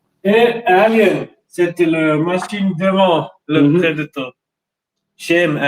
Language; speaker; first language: French; non-native, learner; German